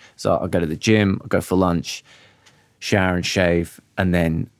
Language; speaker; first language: English; native; English